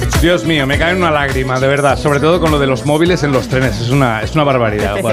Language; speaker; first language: Spanish; native; Spanish